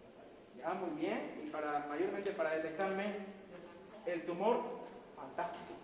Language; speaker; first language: Spanish; native; Spanish